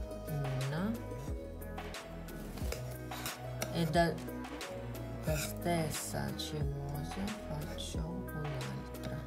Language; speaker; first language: Italian; non-native, fluent; Russian